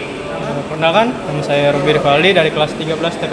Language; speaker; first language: Indonesian; native; Indonesian